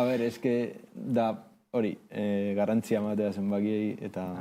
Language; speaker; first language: Basque; non-native, local second language; Spanish